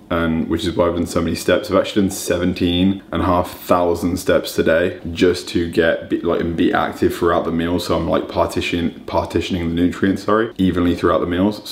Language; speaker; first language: English; native; English